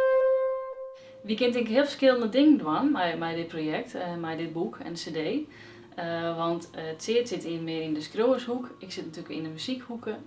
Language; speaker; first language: Dutch; non-native, local second language; Western Frisian